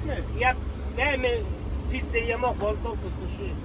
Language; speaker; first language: Russian; non-native, learner; Turkmen